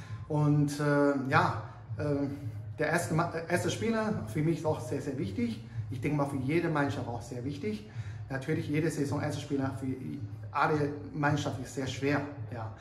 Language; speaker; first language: German; non-native, learner; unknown